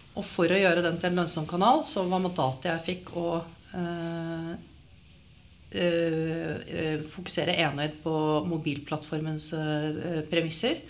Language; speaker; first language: Norwegian; native; Norwegian